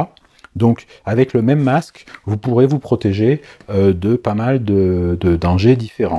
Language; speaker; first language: French; native; French